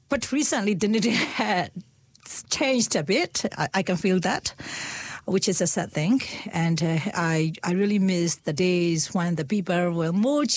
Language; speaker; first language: English; non-native, fluent; Burmese